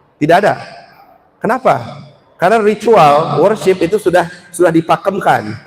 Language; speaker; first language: Indonesian; early bilingual, heritage; Indonesian